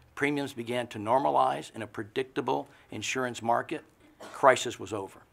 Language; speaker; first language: English; native; English